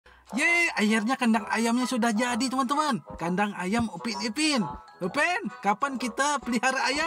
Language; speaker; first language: Indonesian; native; Indonesian